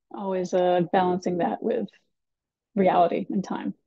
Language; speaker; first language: English; native; English